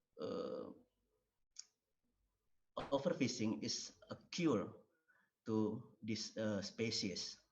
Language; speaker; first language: English; non-native, learner; Indonesian